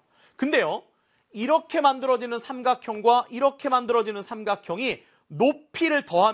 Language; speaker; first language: Korean; native; Korean